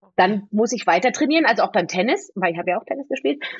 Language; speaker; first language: German; native; German